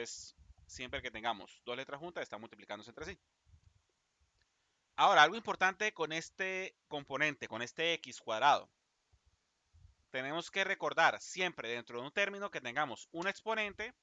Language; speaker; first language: Spanish; native; Spanish